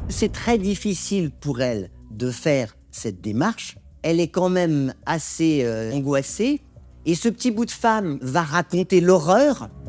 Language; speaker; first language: French; native; French